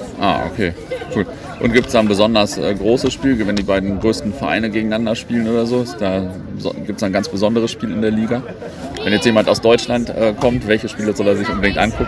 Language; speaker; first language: German; native; German